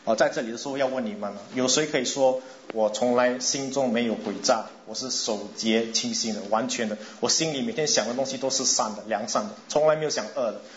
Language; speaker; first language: Chinese; non-native, local second language; English